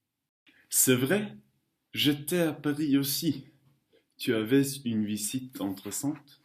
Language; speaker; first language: French; non-native, learner; Norwegian